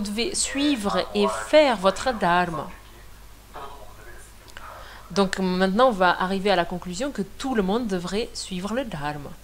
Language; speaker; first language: French; non-native, fluent; Portuguese